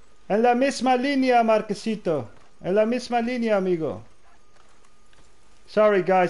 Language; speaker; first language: Spanish; non-native, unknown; Dutch